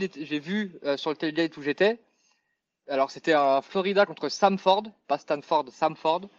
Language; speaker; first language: French; native; French